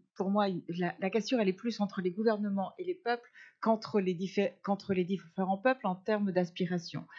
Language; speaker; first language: French; non-native, fluent; Spanish